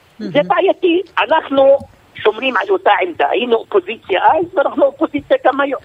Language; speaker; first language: Hebrew; non-native, local second language; Arabic